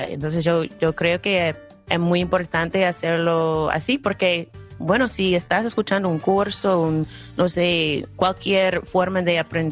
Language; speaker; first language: Spanish; non-native, fluent; English